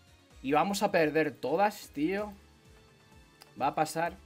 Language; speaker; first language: Spanish; native; Spanish